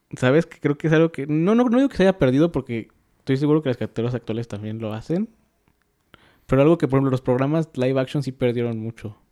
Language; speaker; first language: Spanish; native; Spanish